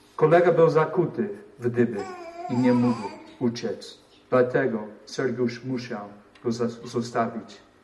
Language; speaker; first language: Polish; non-native, fluent; English